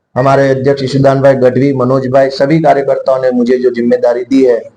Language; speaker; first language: Hindi; non-native, local second language; Gujarati